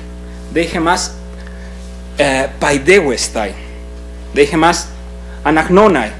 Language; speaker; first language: Greek; non-native, fluent; Spanish